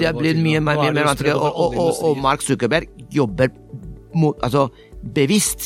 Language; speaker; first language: Norwegian; non-native, fluent; Spanish